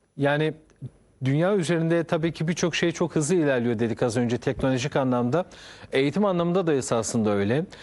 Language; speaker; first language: Turkish; native; Turkish